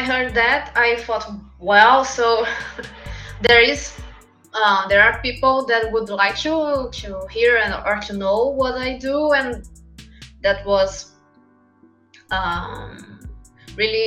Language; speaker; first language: English; non-native, fluent; Portuguese